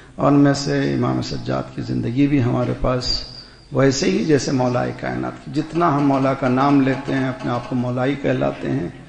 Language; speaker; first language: Urdu; native; Urdu